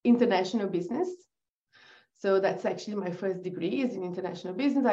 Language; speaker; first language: English; non-native, fluent; Portuguese